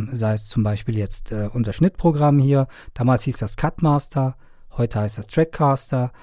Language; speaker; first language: German; non-native, fluent; Persian